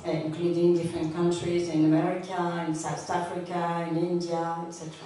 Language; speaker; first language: English; non-native, fluent; French